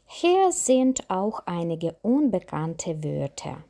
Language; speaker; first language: German; non-native, fluent; Ukrainian